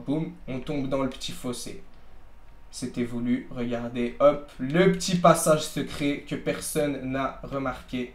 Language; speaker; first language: French; native; French